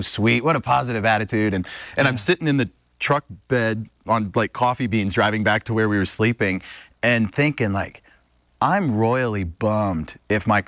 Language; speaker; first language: English; native; English